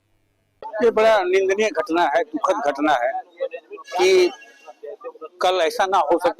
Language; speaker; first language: Hindi; native; Hindi